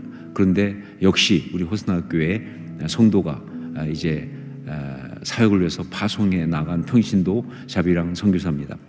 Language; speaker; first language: Korean; native; Korean